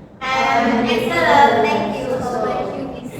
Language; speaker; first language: English; non-native, learner; Indonesian